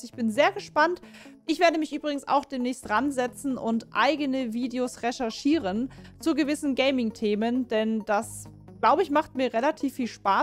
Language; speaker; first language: German; native; German